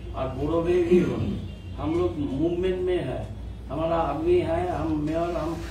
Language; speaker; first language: Hindi; non-native, local second language; Bangla